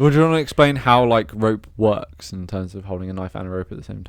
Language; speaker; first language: English; native; English